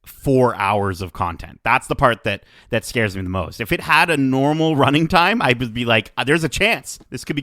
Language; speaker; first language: English; native; English